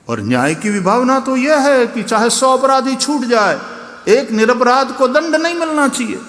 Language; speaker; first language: Hindi; non-native, local second language; Gujarati